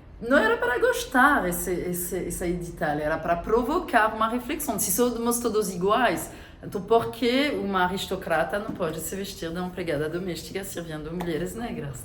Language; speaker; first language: Portuguese; non-native, fluent; French